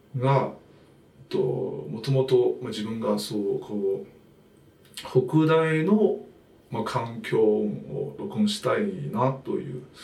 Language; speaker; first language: Japanese; non-native, fluent; Chinese